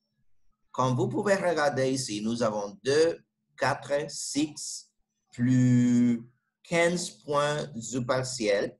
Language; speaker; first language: French; non-native, fluent; Spanish